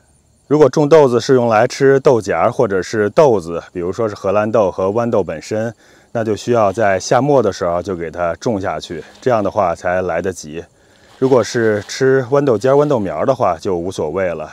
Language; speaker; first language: Chinese; native; Chinese